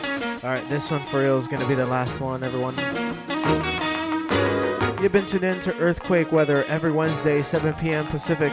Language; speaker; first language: English; native; English